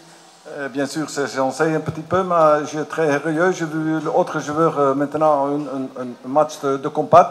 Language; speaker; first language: French; non-native, learner; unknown